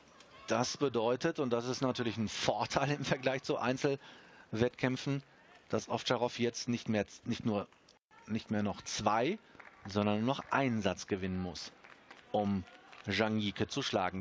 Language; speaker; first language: German; native; German